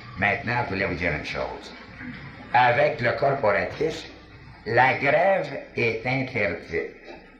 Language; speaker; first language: French; native; French